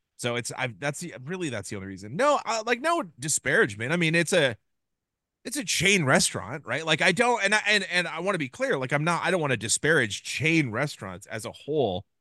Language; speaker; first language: English; native; English